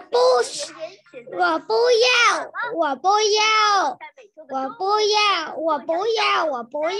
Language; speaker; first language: Chinese; non-native, learner; Vietnamese